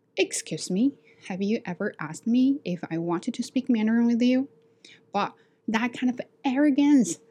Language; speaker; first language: English; non-native, fluent; Chinese